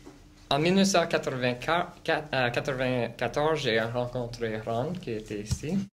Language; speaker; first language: French; non-native, local second language; English